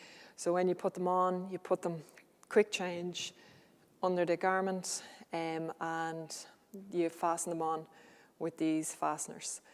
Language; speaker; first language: English; native; English